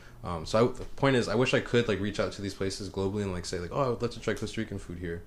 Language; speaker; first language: English; native; English